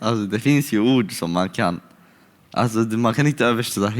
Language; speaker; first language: Swedish; early bilingual, other home language; Syriac